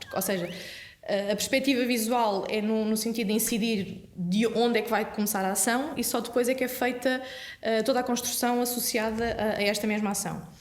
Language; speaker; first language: Portuguese; non-native, local second language; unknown